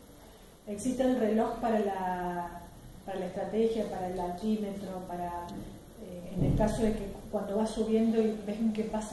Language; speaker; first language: Spanish; native; Spanish